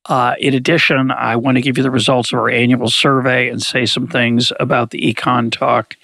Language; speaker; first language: English; native; English